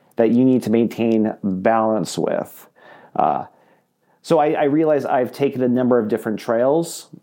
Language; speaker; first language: English; native; English